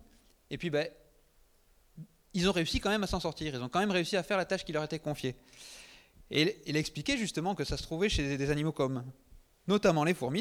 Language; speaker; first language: French; native; French